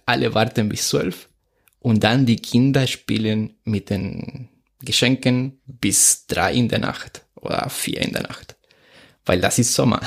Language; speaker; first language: German; non-native, fluent; Spanish